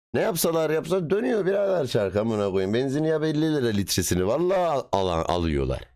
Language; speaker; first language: Turkish; native; Turkish